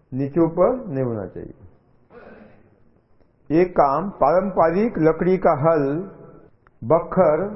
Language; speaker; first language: Hindi; non-native, local second language; Marathi